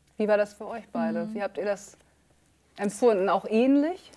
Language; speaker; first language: German; native; German